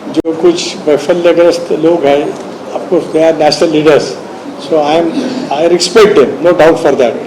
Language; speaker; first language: Hindi; non-native, local second language; Marathi